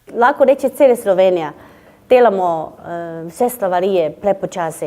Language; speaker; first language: Slovenian; non-native, learner; Chinese